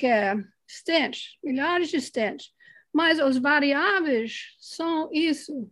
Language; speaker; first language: Portuguese; non-native, fluent; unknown